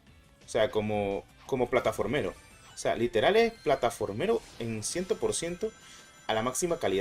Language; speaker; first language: Spanish; native; Spanish